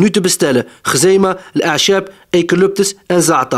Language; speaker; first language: Dutch; native; Dutch